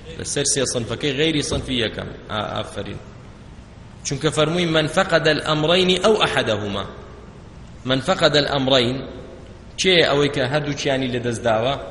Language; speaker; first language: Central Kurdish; non-native, local second language; Kurdish